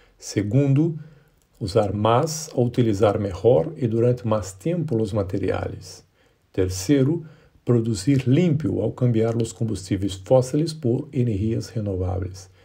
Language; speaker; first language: Portuguese; native; Portuguese